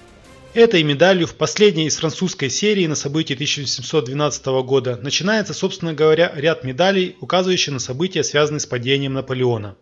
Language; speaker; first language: Russian; native; Russian